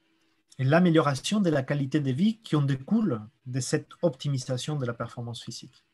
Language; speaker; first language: French; native; French